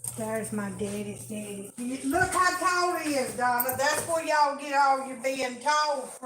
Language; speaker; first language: English; native; English